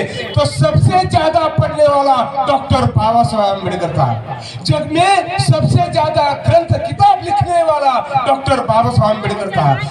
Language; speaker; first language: Hindi; native; Hindi